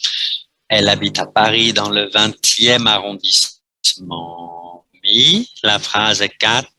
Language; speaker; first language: French; non-native, fluent; Vietnamese